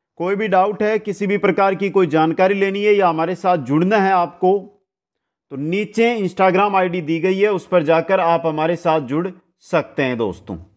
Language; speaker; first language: Hindi; native; Hindi